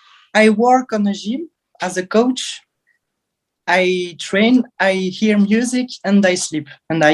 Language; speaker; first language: English; non-native, learner; French